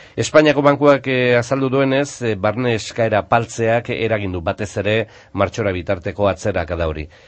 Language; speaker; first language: Basque; native; Basque